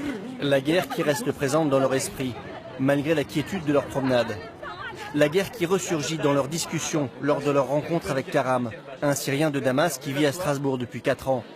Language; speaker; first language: French; native; French